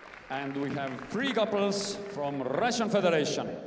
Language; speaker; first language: English; non-native, fluent; Estonian